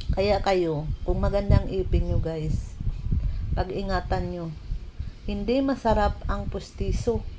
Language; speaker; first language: Filipino; non-native, local second language; Cebuano